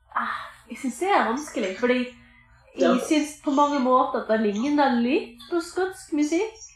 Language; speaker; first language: Norwegian; non-native, fluent; English